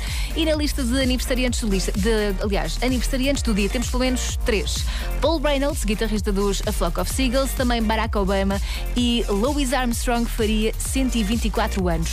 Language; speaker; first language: Portuguese; native; Portuguese